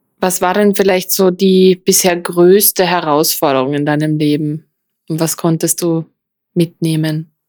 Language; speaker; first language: German; native; German